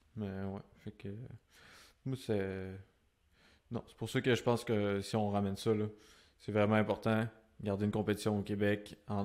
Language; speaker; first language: French; native; French